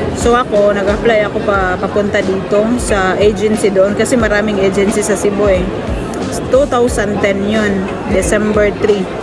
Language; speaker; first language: Filipino; non-native, local second language; Cebuano